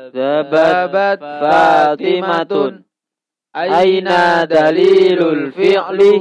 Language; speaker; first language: Arabic; non-native, learner; Indonesian